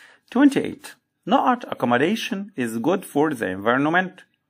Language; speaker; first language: English; non-native, fluent; Arabic